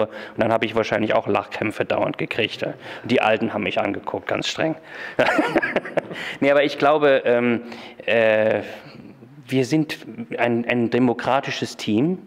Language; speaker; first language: German; native; German